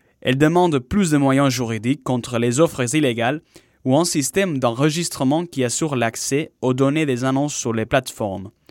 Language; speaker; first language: French; non-native, fluent; Spanish